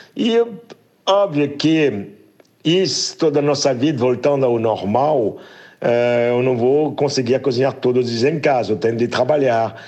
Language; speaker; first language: Portuguese; non-native, fluent; French